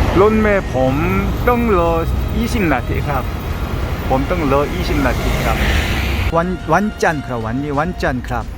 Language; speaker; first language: Thai; non-native, learner; Korean